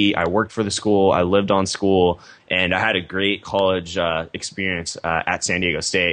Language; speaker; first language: English; native; English